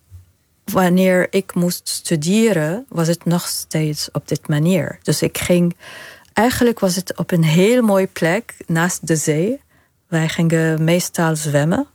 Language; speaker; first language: Dutch; non-native, fluent; Arabic